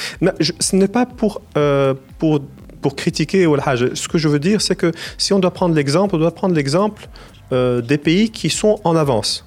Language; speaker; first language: French; non-native, local second language; Arabic